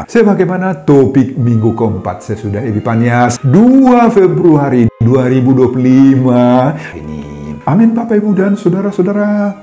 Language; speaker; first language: Indonesian; non-native, local second language; Batak Toba